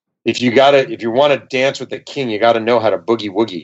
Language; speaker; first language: English; native; English